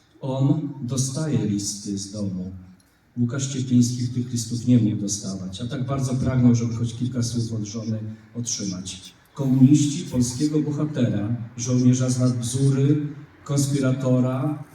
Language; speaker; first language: Polish; native; Polish